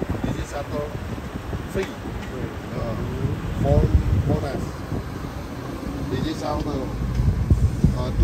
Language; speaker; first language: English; non-native, learner; Indonesian